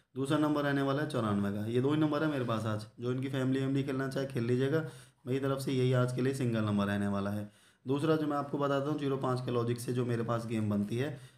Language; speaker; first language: Hindi; native; Hindi